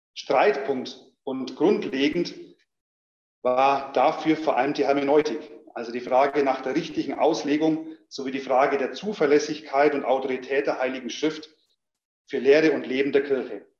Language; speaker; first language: German; native; German